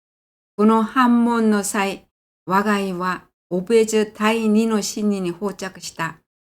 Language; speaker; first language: Japanese; non-native, fluent; Korean